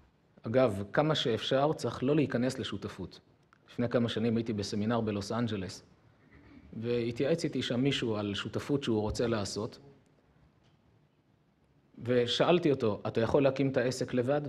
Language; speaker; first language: Hebrew; native; Hebrew